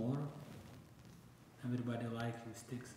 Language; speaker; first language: English; non-native, learner; Korean